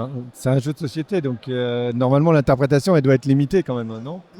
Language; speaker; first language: French; native; French